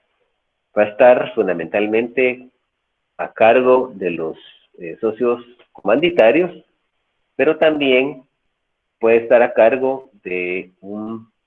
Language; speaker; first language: Spanish; native; Spanish